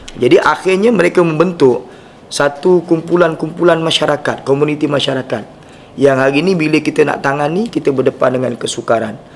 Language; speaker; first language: Malay; native; Malay